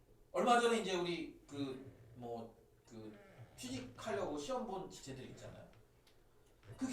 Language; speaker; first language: Korean; native; Korean